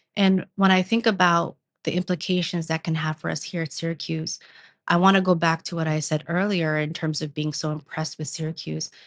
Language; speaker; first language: English; early bilingual, other home language; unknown